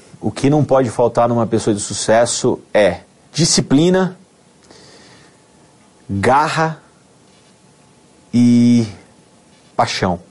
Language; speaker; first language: Portuguese; native; Portuguese